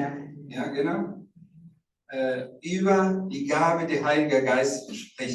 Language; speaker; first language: German; non-native, fluent; Rundi